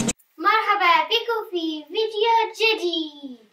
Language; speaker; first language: Arabic; non-native, learner; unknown